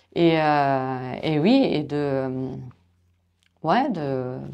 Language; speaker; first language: French; non-native, fluent; German